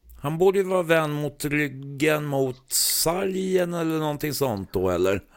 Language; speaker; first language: Swedish; native; Swedish